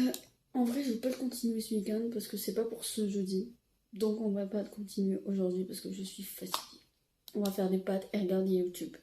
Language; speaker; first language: French; non-native, local second language; Arabic